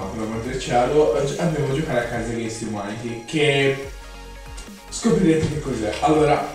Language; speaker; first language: Italian; native; Italian